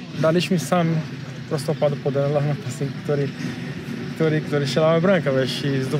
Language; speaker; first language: Polish; non-native, learner; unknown